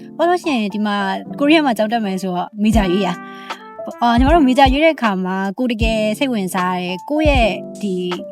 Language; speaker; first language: Burmese; native; Burmese